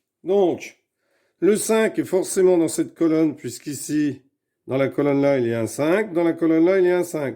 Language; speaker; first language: French; native; French